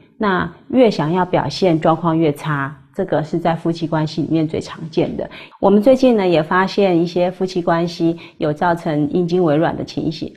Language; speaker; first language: Chinese; native; Chinese